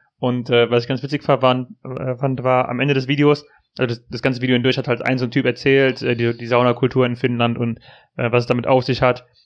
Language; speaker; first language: German; native; German